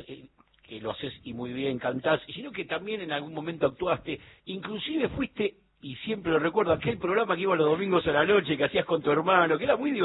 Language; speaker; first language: Spanish; native; Spanish